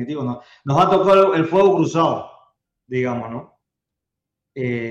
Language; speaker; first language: Spanish; native; Spanish